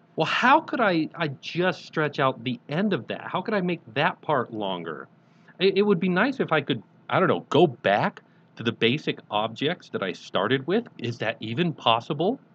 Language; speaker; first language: English; native; English